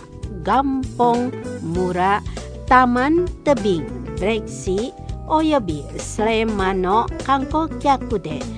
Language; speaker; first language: Japanese; non-native, fluent; Indonesian